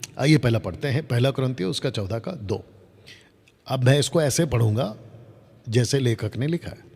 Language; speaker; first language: Hindi; non-native, local second language; Telugu